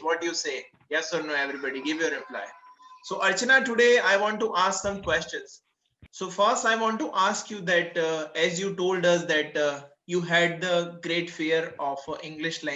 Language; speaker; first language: English; non-native, local second language; Gujarati